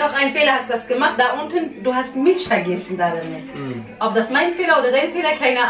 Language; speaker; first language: German; non-native, learner; Kurdish